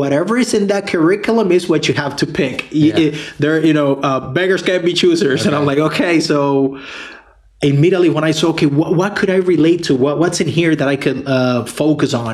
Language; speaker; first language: English; non-native, fluent; Spanish